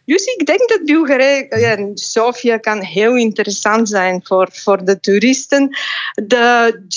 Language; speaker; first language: Dutch; non-native, fluent; Bulgarian